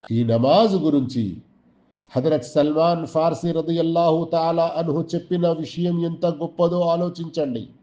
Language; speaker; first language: Telugu; non-native, local second language; Urdu